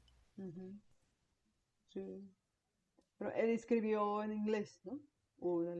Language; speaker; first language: Spanish; non-native, fluent; Bulgarian